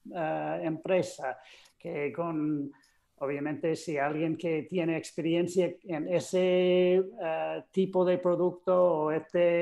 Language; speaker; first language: Spanish; non-native, fluent; English